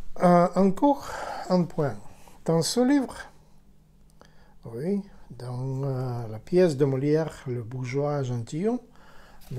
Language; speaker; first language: French; non-native, learner; Ukrainian